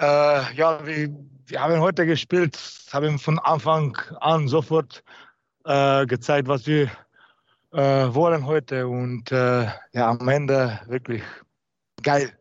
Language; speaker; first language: German; non-native, learner; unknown